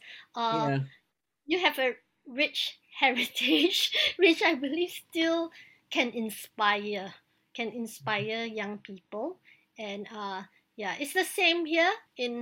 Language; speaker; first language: English; native; English